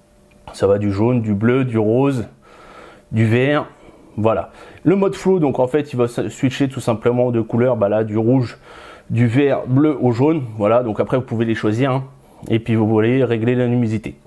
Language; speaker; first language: French; native; French